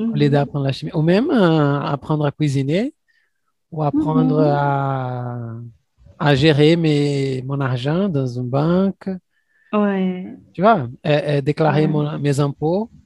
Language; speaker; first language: French; non-native, fluent; Portuguese